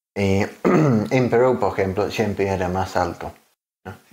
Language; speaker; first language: Spanish; non-native, learner; English